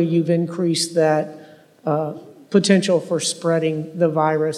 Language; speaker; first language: English; native; English